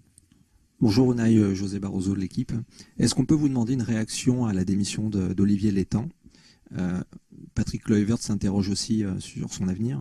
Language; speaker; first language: French; native; French